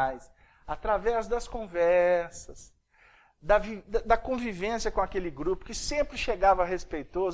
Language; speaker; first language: Portuguese; native; Portuguese